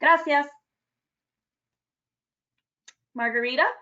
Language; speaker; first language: Spanish; early bilingual, other home language; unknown